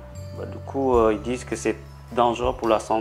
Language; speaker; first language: French; non-native, fluent; Indonesian